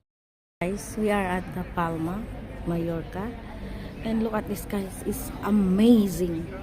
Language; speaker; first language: English; non-native, local second language; Filipino